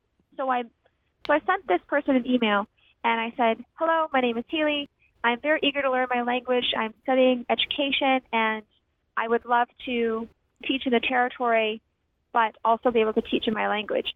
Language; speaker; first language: English; native; English